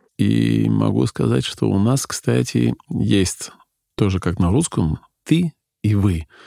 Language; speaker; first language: Russian; non-native, fluent; Dutch